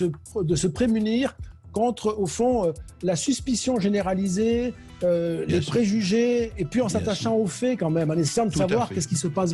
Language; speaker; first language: French; native; French